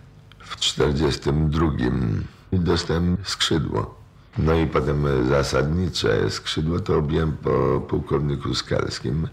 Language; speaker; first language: Polish; native; Polish